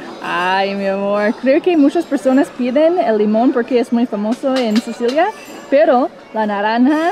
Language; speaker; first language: Spanish; non-native, fluent; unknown